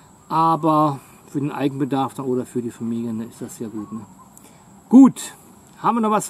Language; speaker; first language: German; native; German